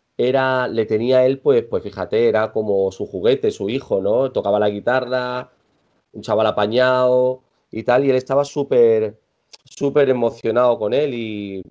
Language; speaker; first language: Spanish; native; Spanish